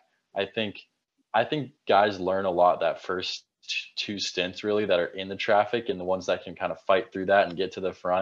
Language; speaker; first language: English; native; English